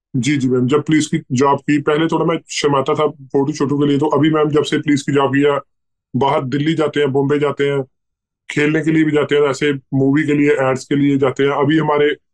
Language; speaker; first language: Hindi; native; Hindi